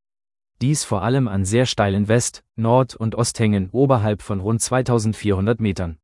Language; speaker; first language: German; native; German